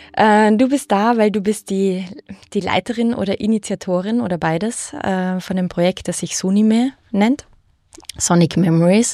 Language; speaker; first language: German; native; German